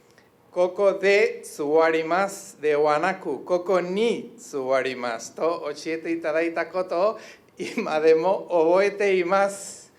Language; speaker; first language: Japanese; non-native, learner; Spanish